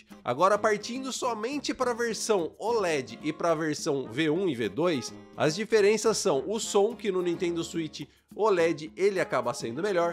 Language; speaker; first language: Portuguese; native; Portuguese